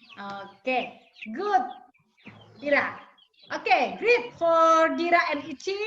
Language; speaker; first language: English; non-native, fluent; Indonesian